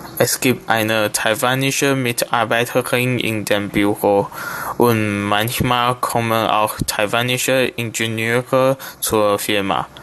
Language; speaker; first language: German; non-native, learner; Chinese